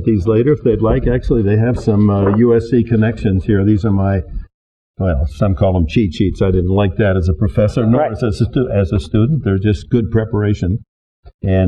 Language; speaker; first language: English; native; English